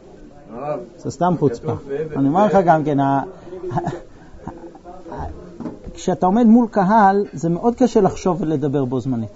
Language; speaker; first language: Hebrew; native; Hebrew